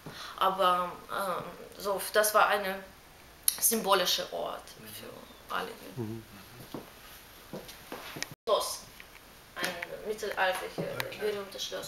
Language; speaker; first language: German; non-native, learner; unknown